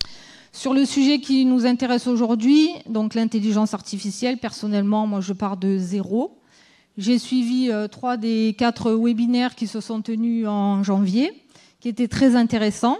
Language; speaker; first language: French; native; French